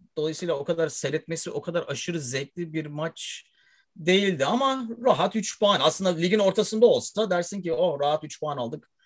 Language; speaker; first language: Turkish; early bilingual, heritage; Turkish